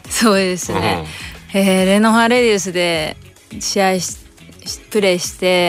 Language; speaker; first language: Japanese; native; Japanese